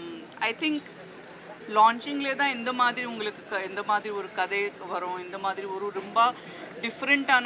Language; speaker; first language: Tamil; non-native, local second language; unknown